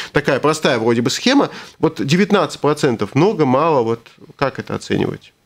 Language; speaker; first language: Russian; native; Russian